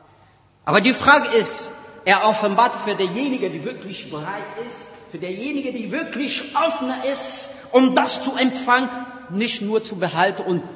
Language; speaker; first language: German; non-native, learner; Portuguese